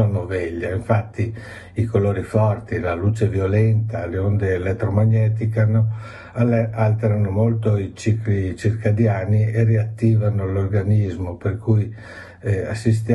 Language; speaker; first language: Italian; native; Italian